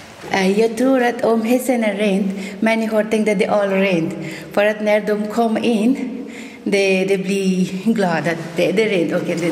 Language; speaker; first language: Swedish; non-native, learner; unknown